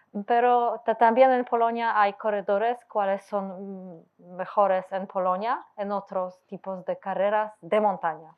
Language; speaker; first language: Spanish; non-native, learner; Polish